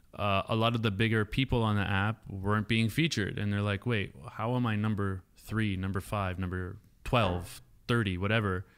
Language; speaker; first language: English; native; English